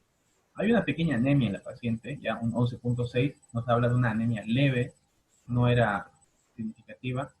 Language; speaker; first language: Spanish; native; Spanish